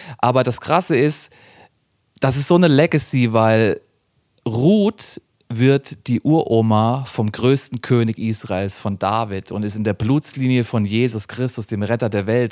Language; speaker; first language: German; native; German